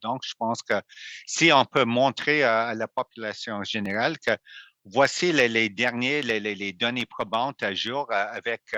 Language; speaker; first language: French; non-native, local second language; English